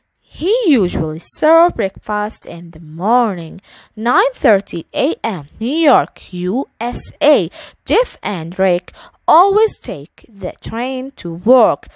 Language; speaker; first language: English; non-native, fluent; Arabic